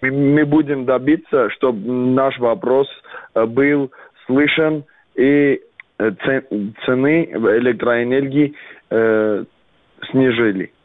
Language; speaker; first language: Russian; non-native, fluent; Armenian